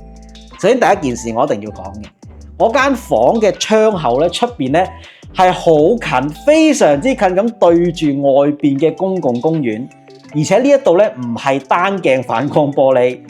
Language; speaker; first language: Cantonese; native; Cantonese